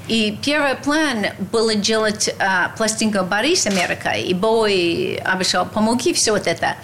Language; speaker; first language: Russian; non-native, learner; English